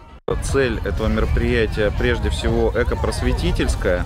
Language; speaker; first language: Russian; native; Russian